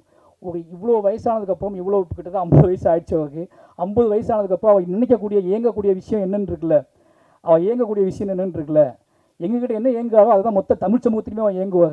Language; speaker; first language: Tamil; native; Tamil